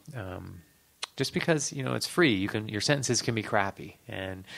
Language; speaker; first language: English; native; English